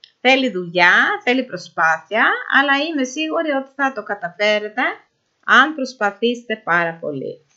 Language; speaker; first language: Greek; non-native, fluent; Norwegian